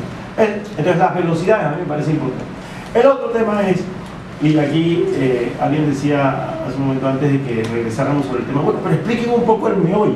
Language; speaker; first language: Spanish; native; Spanish